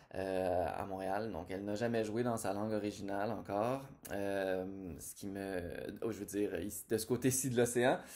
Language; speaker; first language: French; native; French